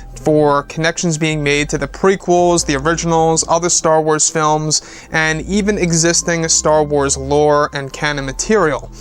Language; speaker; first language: English; native; English